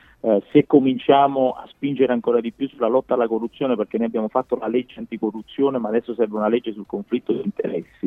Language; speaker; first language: Italian; native; Italian